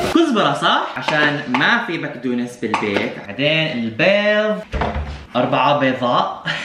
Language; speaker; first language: Arabic; non-native, fluent; English